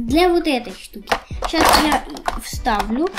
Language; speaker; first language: Russian; native; Russian